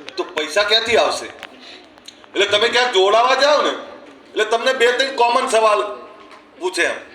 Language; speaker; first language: Gujarati; native; Gujarati